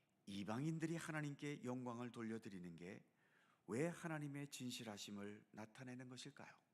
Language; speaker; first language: Korean; native; Korean